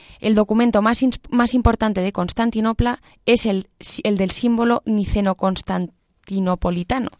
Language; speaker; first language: Spanish; native; Spanish